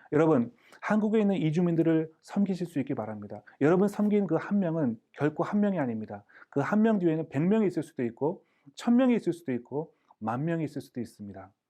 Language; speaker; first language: Korean; native; Korean